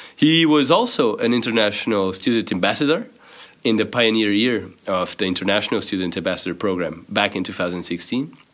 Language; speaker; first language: English; non-native, fluent; Portuguese